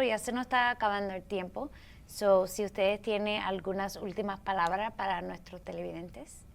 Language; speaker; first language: Spanish; early bilingual, heritage; Spanish